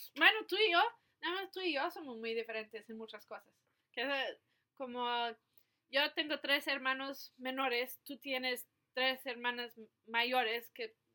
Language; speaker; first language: Spanish; non-native, fluent; English